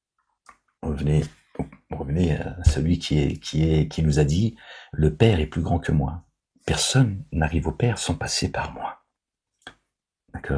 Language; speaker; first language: French; native; French